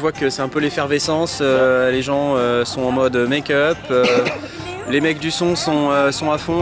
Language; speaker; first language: French; native; French